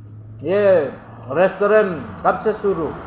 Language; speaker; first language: Hindi; non-native, local second language; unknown